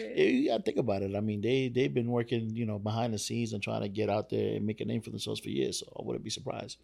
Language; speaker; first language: English; native; English